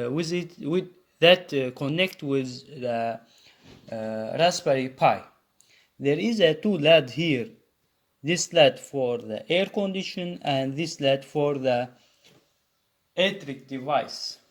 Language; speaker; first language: English; non-native, learner; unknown